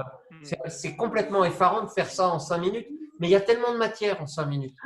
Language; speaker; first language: French; native; French